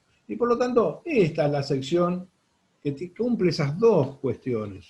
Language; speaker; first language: Spanish; native; Spanish